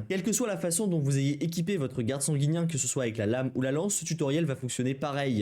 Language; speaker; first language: French; native; French